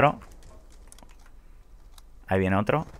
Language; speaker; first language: Spanish; native; Spanish